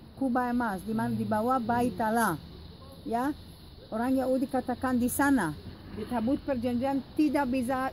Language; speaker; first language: Indonesian; non-native, fluent; Hebrew